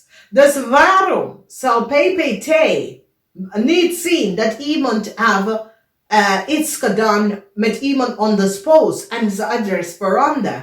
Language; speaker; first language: Dutch; non-native, learner; English